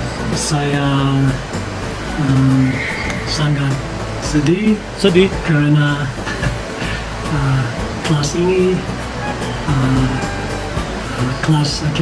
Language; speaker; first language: Indonesian; non-native, learner; English